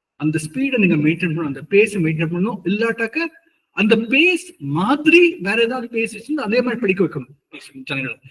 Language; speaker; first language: Tamil; early bilingual, heritage; Tamil